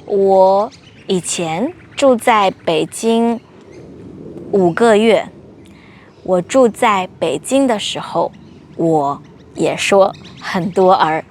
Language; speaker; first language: Chinese; non-native, fluent; English